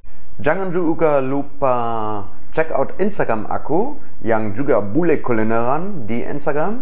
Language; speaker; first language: Indonesian; non-native, fluent; German